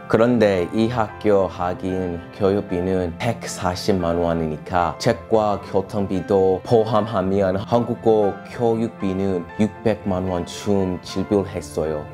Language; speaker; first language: Korean; non-native, learner; English